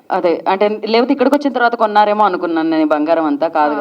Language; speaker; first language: Telugu; native; Telugu